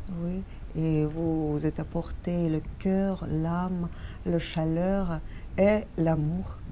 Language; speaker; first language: French; non-native, fluent; Russian